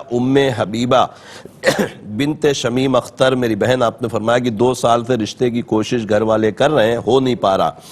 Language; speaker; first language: Urdu; native; Urdu